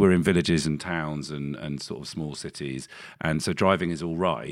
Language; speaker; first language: English; native; English